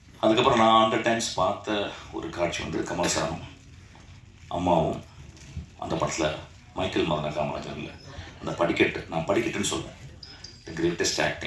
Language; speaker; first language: Tamil; native; Tamil